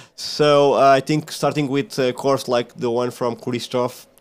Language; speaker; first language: English; non-native, fluent; Portuguese